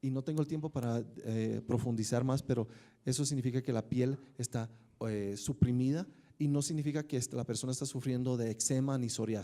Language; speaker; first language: Spanish; native; Spanish